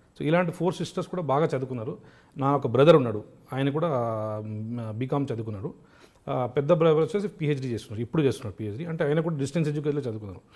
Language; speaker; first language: Telugu; non-native, local second language; Urdu